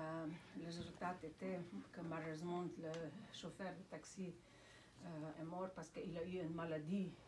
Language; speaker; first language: French; non-native, fluent; Slovenian